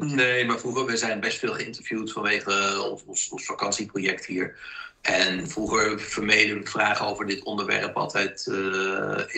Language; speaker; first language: Dutch; native; Dutch